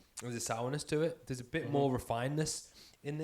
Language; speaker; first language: English; native; English